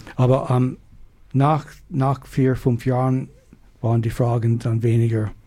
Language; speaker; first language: German; non-native, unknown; English